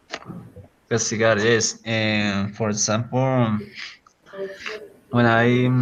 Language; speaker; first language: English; non-native, learner; Spanish